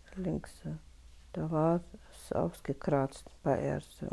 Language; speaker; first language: German; non-native, learner; Russian